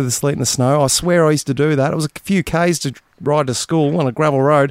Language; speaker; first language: English; native; English